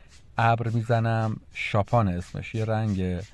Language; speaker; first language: Persian; native; Persian